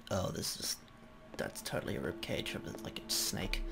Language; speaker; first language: English; native; English